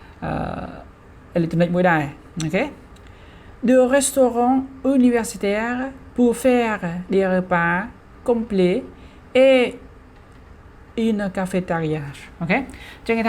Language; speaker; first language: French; non-native, fluent; Khmer